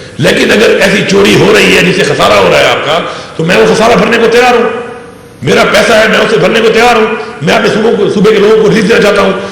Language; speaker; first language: Urdu; non-native, local second language; Pashto